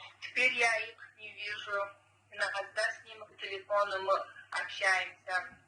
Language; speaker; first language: Russian; non-native, local second language; Azerbaijani